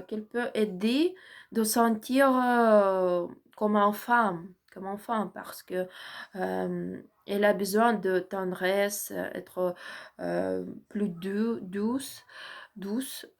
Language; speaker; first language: French; non-native, learner; Ukrainian